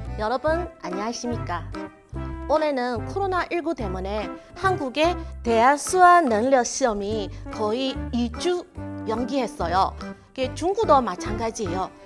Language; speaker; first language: Korean; non-native, learner; Chinese